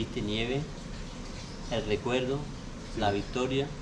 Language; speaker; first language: Spanish; native; Spanish